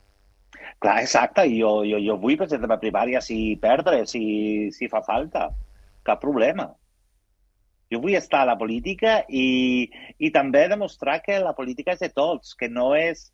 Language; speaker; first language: Catalan; non-native, local second language; Spanish